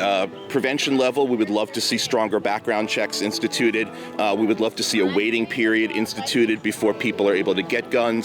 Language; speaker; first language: English; native; English